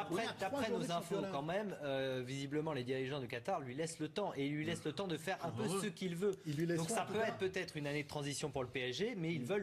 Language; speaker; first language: French; native; French